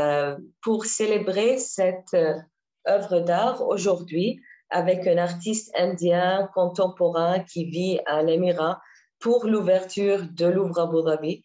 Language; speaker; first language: French; non-native, learner; Arabic